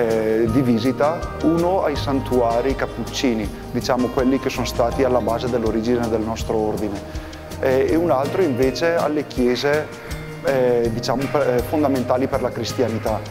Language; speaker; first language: Italian; native; Italian